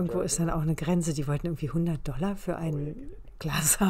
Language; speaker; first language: German; native; German